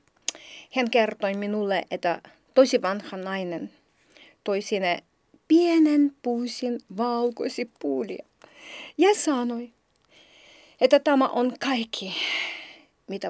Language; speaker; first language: Finnish; non-native, learner; Ukrainian